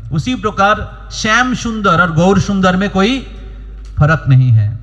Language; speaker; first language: Hindi; non-native, local second language; Bangla